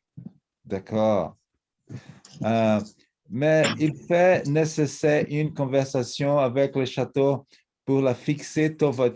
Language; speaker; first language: French; non-native, learner; Portuguese